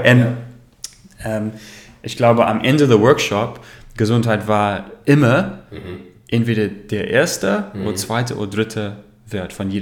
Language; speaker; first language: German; non-native, learner; English